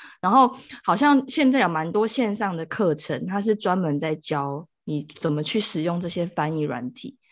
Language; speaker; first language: Chinese; native; Chinese